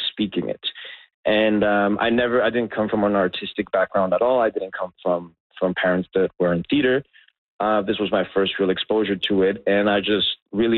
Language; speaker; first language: English; non-native, fluent; Spanish